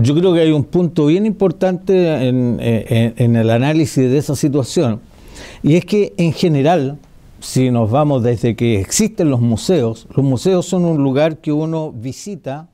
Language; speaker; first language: Spanish; native; Spanish